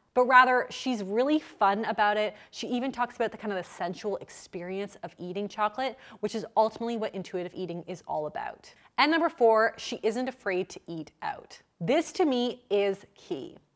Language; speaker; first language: English; native; English